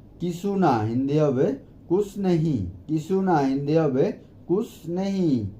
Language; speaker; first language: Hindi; non-native, learner; Bangla